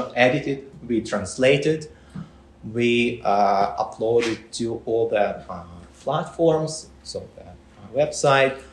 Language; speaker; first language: English; non-native, fluent; Ukrainian